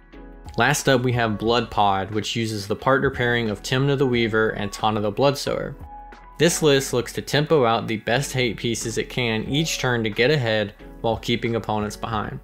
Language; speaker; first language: English; native; English